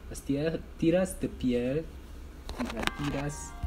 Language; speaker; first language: Spanish; non-native, learner; English